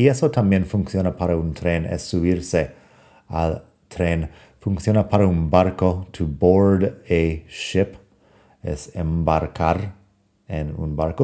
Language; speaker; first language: Spanish; non-native, fluent; English